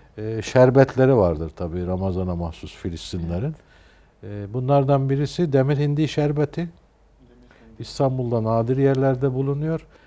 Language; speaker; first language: Turkish; native; Turkish